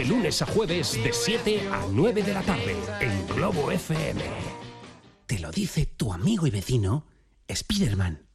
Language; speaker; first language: Spanish; native; Spanish